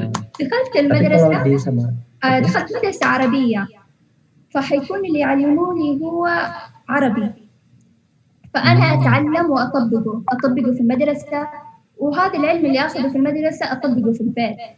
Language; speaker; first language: Arabic; early bilingual, other home language; Indonesian